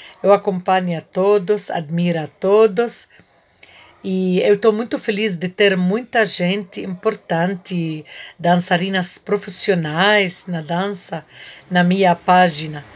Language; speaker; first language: Portuguese; non-native, learner; Arabic